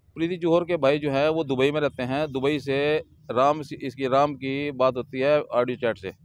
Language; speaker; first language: Hindi; native; Hindi